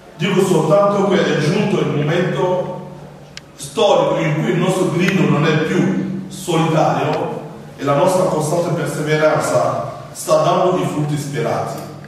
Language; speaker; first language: Italian; non-native, fluent; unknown